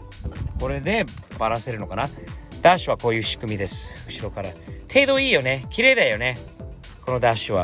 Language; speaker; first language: Japanese; native; Japanese